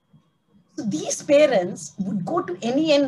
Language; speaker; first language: English; non-native, local second language; Tamil